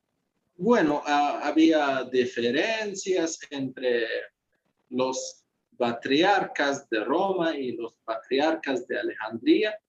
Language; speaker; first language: Spanish; non-native, fluent; Arabic